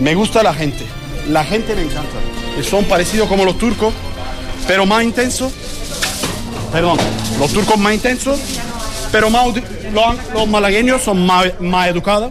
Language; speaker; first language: Spanish; non-native, learner; Turkish